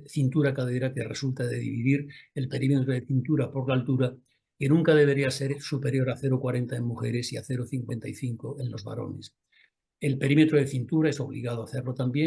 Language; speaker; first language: Spanish; native; Spanish